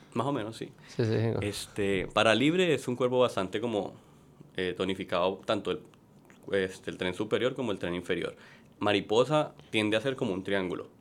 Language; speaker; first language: Spanish; native; Spanish